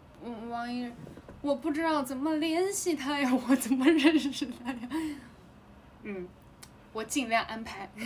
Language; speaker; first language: Chinese; native; Chinese